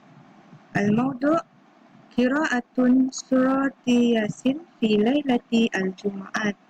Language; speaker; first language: Arabic; non-native, learner; Malay